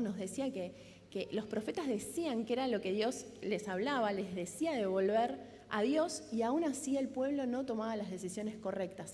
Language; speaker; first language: Spanish; native; Spanish